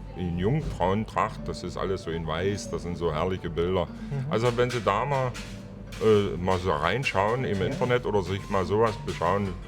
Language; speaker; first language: German; non-native, local second language; Upper Sorbian